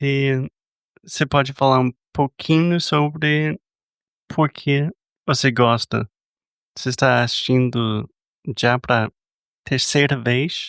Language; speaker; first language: Portuguese; non-native, fluent; English